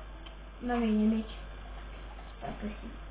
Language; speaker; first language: French; native; French